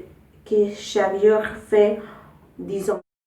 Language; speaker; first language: French; non-native, learner; Spanish